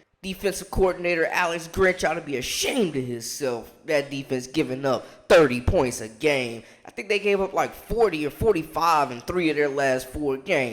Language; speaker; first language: English; native; English